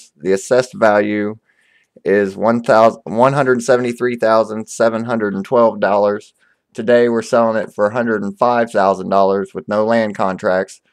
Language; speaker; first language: English; native; English